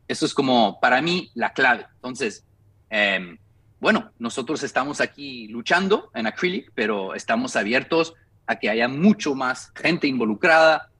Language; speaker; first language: Spanish; non-native, fluent; French